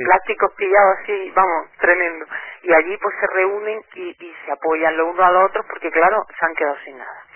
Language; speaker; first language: Spanish; native; Spanish